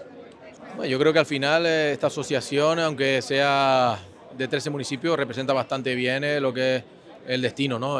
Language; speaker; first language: Spanish; native; Spanish